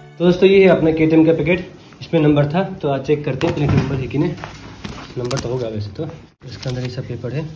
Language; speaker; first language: Hindi; non-native, local second language; Nepali